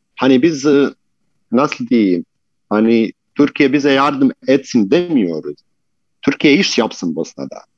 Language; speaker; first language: Turkish; non-native, fluent; Bosnian